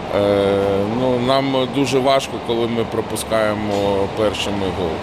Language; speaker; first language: Ukrainian; non-native, local second language; Russian